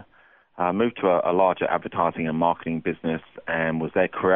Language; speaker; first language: English; native; English